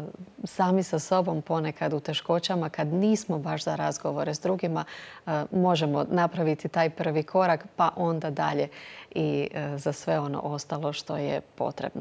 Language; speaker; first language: Croatian; native; Croatian